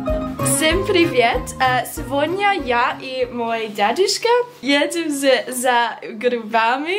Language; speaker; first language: Russian; non-native, learner; English